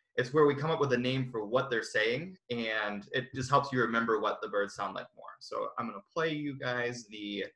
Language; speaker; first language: English; native; English